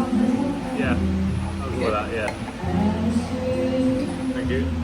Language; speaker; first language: English; native; English